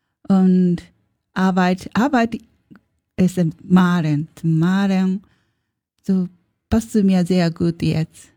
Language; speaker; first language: German; non-native, learner; Japanese